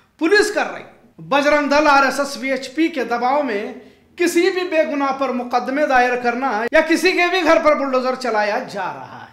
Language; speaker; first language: Hindi; non-native, local second language; Urdu